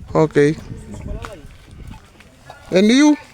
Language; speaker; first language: English; non-native, local second language; Fijian